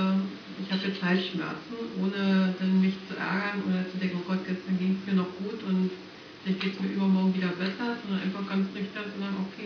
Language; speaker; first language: German; native; German